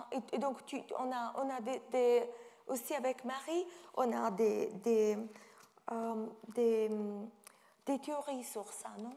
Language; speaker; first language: French; non-native, fluent; Italian